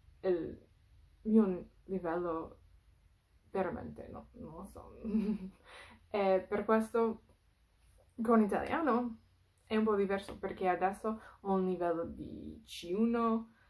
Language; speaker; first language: Italian; non-native, fluent; English